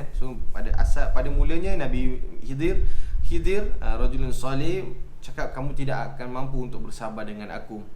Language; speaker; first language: Malay; native; Malay